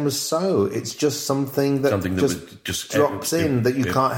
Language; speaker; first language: English; native; English